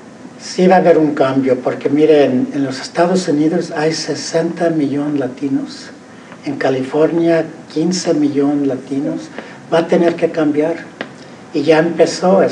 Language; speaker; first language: Spanish; early bilingual, heritage; Spanish